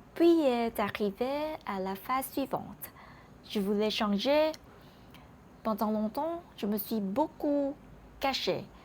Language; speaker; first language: French; non-native, learner; Vietnamese